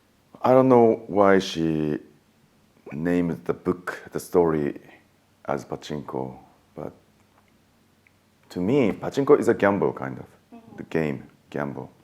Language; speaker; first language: English; non-native, fluent; Japanese